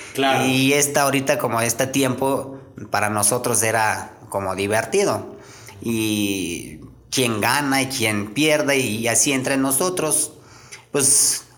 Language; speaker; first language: Spanish; non-native, learner; Turkish